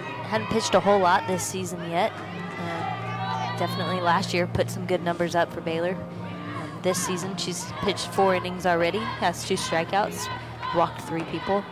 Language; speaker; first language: English; native; English